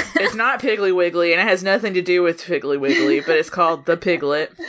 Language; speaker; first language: English; native; English